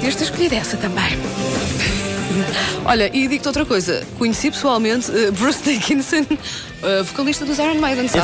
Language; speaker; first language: Portuguese; native; Portuguese